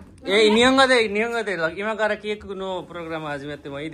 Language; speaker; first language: Japanese; non-native, learner; Nepali